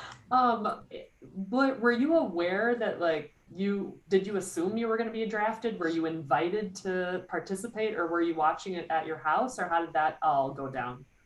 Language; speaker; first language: English; native; English